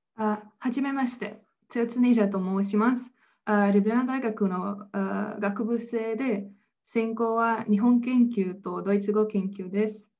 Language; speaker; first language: Japanese; non-native, fluent; Slovenian